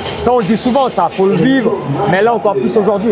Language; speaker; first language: French; native; French